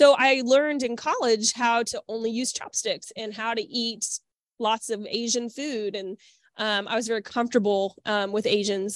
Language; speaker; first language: English; native; English